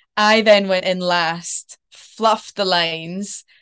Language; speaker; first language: English; native; English